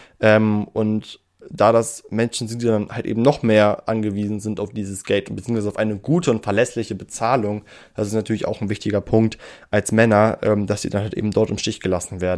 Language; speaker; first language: German; native; German